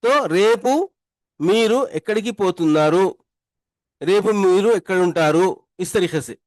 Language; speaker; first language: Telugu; non-native, local second language; Urdu